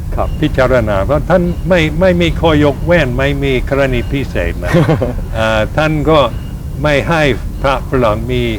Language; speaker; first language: Thai; non-native, fluent; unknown